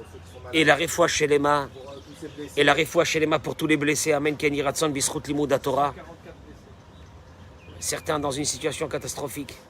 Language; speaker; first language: French; native; French